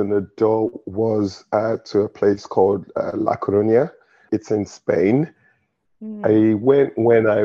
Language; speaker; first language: English; native; English